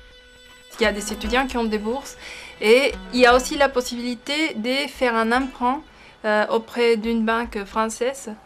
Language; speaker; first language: French; non-native, fluent; Spanish